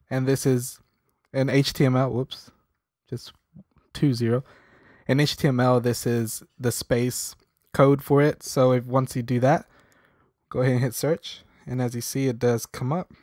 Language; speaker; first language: English; native; English